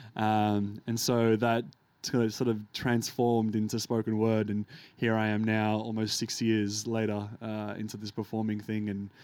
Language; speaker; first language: English; early bilingual, other home language; Arabic